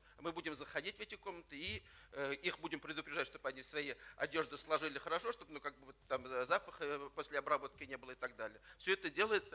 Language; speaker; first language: Russian; native; Russian